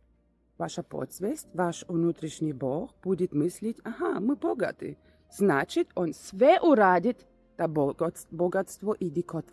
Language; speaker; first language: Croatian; non-native, learner; Russian